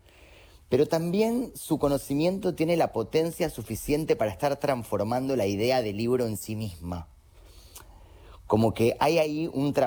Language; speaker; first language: Spanish; native; Spanish